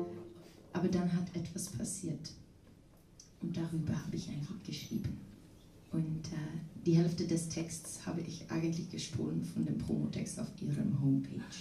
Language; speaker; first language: German; non-native, learner; Dutch